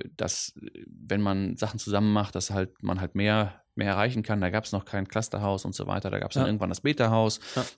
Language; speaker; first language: German; non-native, local second language; Dutch